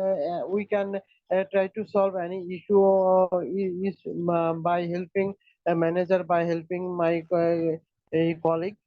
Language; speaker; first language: English; non-native, learner; Bangla